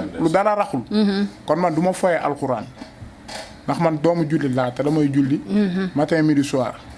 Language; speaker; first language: Wolof; native; Wolof